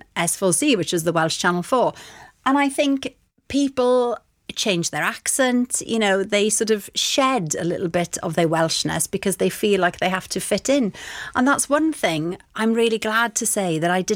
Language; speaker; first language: English; non-native, local second language; Welsh